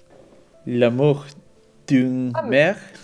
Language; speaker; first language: French; non-native, learner; Spanish